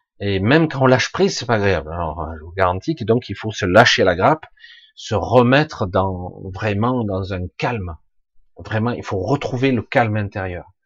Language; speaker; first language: French; native; French